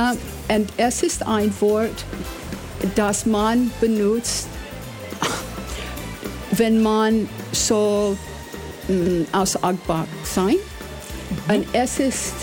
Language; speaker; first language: German; non-native, learner; English